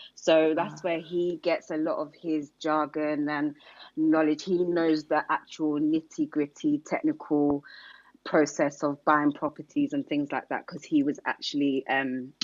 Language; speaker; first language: English; native; English